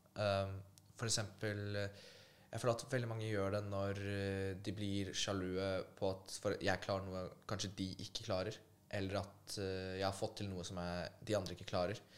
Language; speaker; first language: Norwegian; early bilingual, other home language; Polish